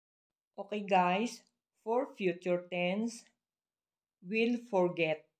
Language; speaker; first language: English; non-native, local second language; Filipino